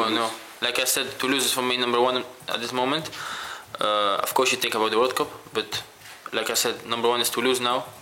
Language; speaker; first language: English; non-native, fluent; Dutch